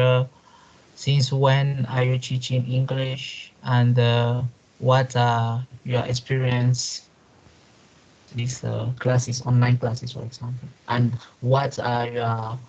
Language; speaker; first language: English; non-native, local second language; French